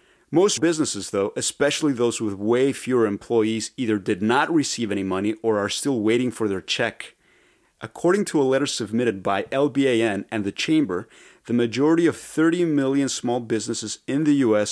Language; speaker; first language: English; early bilingual, other home language; Spanish